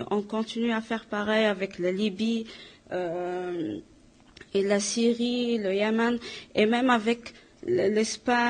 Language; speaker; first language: French; non-native, local second language; Arabic